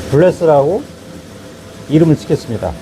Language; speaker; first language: Korean; native; Korean